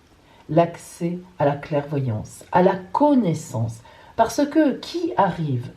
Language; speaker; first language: French; native; French